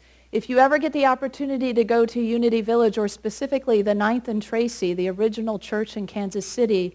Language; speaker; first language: English; native; English